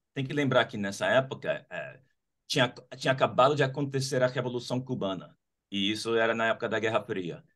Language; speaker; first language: Portuguese; non-native, fluent; English